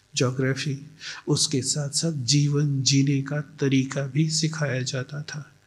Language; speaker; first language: Hindi; native; Hindi